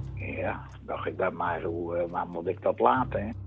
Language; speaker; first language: Dutch; native; Dutch